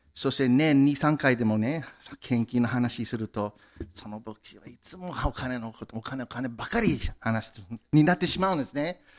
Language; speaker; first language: Japanese; non-native, fluent; English